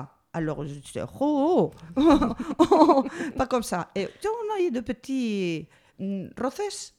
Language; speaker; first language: French; non-native, learner; Spanish